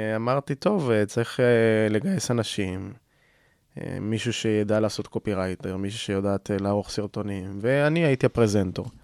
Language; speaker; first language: Hebrew; non-native, fluent; Spanish